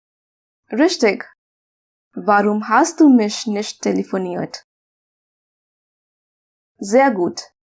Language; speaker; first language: German; non-native, fluent; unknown